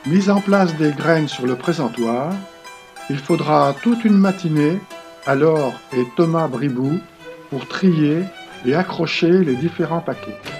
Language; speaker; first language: French; native; French